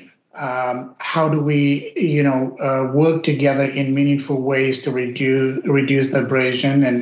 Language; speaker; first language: English; native; English